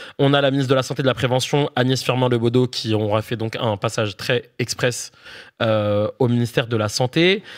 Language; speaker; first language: French; native; French